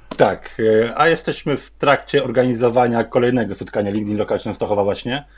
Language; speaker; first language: Polish; native; Polish